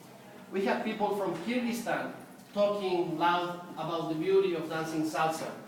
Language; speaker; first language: English; non-native, fluent; Spanish